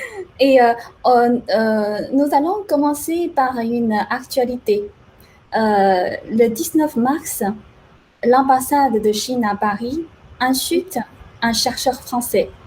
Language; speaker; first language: French; non-native, fluent; Chinese